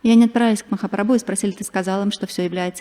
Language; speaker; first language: Russian; native; Russian